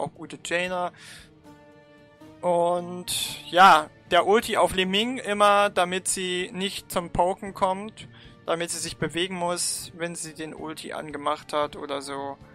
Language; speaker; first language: German; native; German